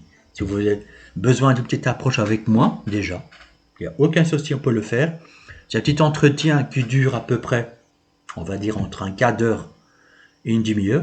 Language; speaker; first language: French; native; French